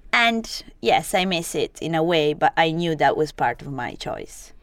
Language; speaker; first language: English; non-native, fluent; Italian